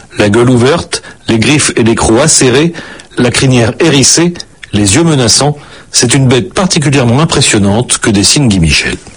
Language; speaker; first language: French; native; French